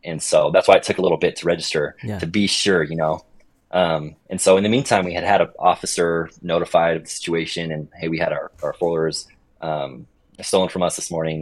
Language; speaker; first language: English; native; English